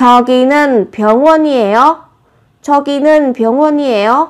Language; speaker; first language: Korean; non-native, fluent; Vietnamese